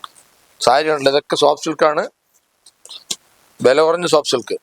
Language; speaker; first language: Malayalam; native; Malayalam